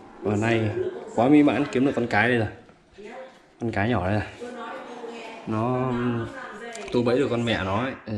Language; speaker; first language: Vietnamese; native; Vietnamese